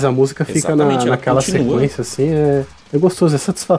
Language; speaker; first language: Portuguese; native; Portuguese